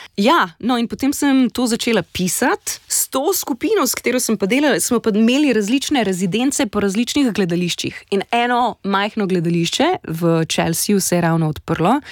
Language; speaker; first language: Slovenian; native; Slovenian